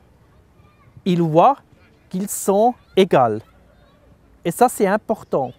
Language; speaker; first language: French; non-native, fluent; German